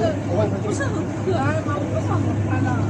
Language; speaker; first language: Chinese; native; Chinese